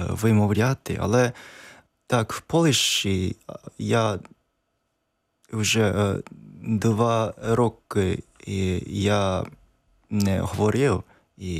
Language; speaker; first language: Ukrainian; non-native, learner; Japanese